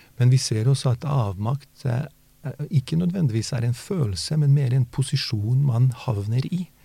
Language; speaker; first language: Norwegian; early bilingual, other home language; Bosnian